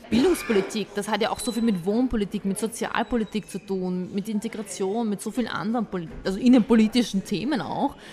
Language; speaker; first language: German; early bilingual, other home language; Bosnian